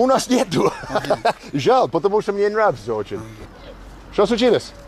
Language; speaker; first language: Russian; non-native, learner; English